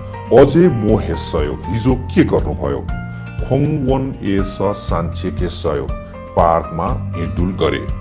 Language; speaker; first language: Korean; non-native, fluent; Nepali